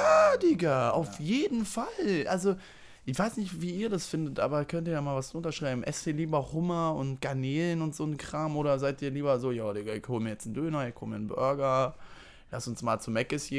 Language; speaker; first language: German; native; German